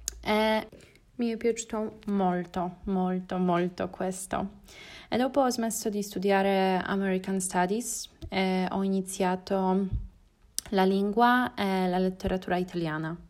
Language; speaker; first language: Italian; non-native, learner; Polish